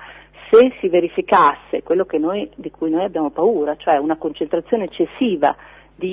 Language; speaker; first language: Italian; native; Italian